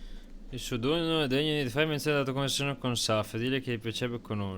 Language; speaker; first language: Italian; native; Italian